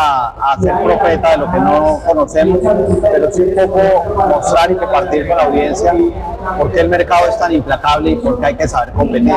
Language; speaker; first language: Spanish; native; Spanish